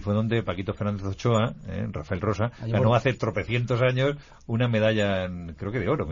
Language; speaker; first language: Spanish; native; Spanish